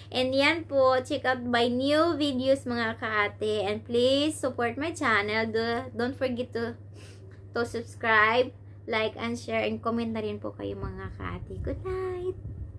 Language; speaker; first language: Filipino; non-native, local second language; Cebuano